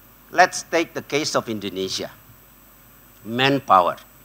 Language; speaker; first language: English; non-native, fluent; Indonesian